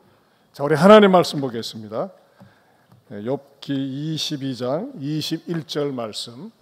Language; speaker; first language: Korean; native; Korean